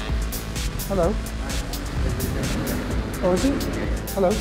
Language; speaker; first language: English; native; English